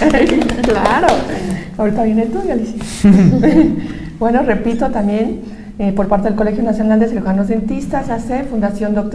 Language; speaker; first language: Spanish; native; Spanish